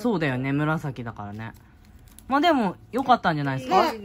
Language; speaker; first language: Japanese; native; Japanese